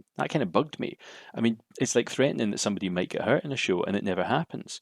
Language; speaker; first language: English; native; English